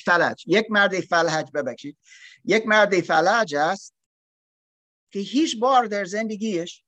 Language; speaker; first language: Persian; non-native, learner; English